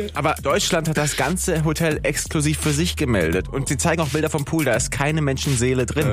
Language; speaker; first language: German; native; German